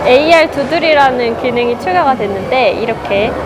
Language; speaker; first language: Korean; native; Korean